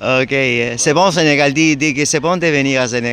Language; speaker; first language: French; non-native, learner; Spanish